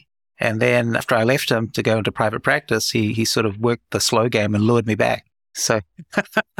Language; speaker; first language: English; native; English